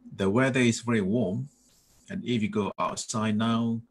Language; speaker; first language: English; non-native, fluent; Thai